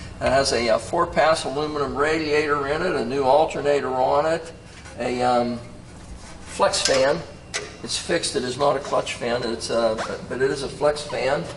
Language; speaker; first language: English; native; English